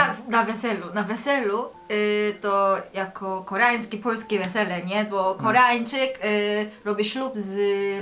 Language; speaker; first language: Polish; non-native, learner; Korean